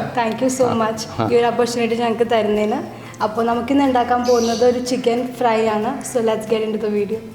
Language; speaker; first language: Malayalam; early bilingual, heritage; Malayalam